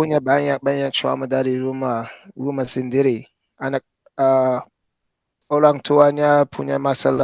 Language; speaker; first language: Indonesian; non-native, fluent; English